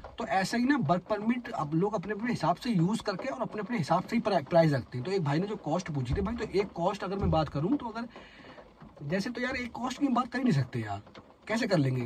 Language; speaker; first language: Hindi; native; Hindi